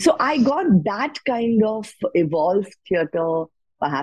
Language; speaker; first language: English; non-native, local second language; Marathi